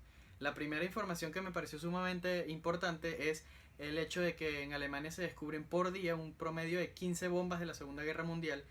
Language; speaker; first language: Spanish; native; Spanish